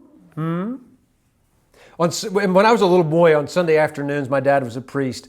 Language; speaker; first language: English; native; English